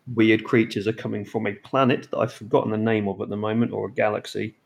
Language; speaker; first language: English; native; English